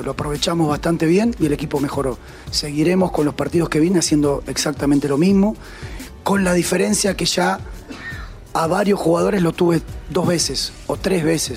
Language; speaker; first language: Spanish; native; Spanish